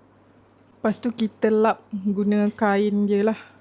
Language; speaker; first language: Malay; native; Malay